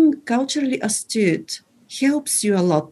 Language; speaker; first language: English; non-native, fluent; Bulgarian